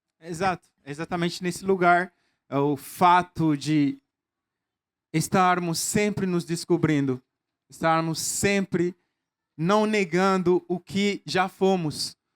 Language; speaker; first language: Portuguese; non-native, fluent; Mossi